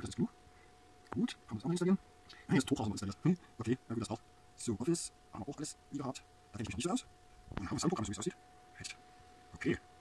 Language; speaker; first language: German; native; German